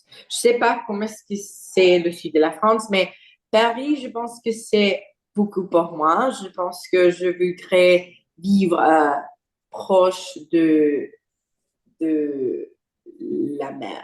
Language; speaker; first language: French; non-native, learner; English